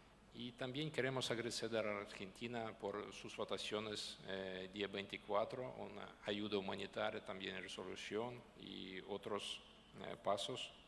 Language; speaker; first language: Spanish; non-native, learner; Ukrainian